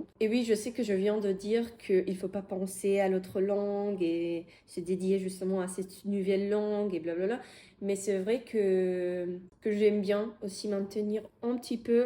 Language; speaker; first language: French; non-native, fluent; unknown